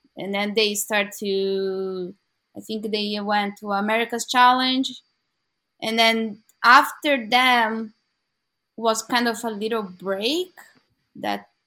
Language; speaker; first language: English; non-native, learner; Portuguese